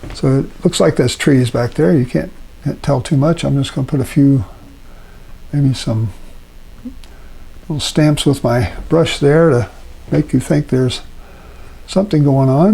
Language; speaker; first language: English; native; English